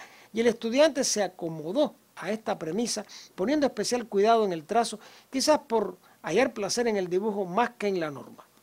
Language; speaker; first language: Spanish; native; Spanish